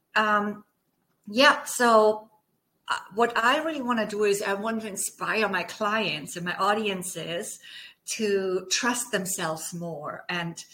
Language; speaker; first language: English; non-native, fluent; German